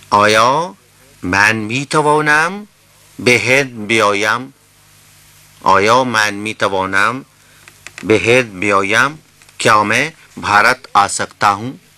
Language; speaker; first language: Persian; non-native, fluent; Urdu